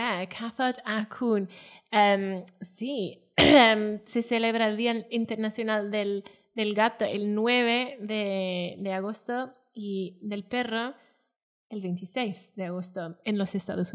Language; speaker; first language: Spanish; non-native, fluent; Welsh